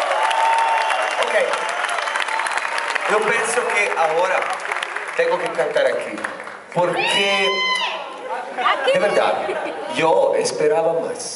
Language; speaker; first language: Spanish; non-native, learner; Italian